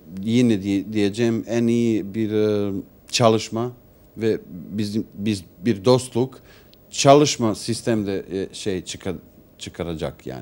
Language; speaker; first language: Turkish; non-native, learner; Serbian